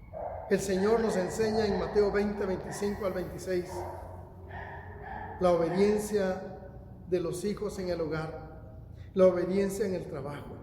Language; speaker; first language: Spanish; native; Spanish